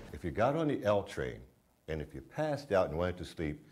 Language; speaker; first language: English; native; English